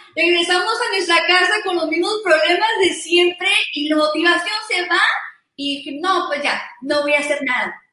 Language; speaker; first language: Spanish; early bilingual, heritage; Spanish